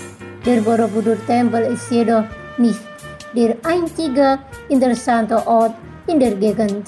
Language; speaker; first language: German; non-native, fluent; Indonesian